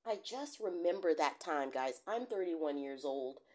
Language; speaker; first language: English; native; English